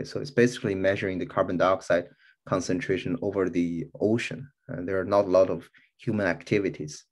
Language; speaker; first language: English; non-native, fluent; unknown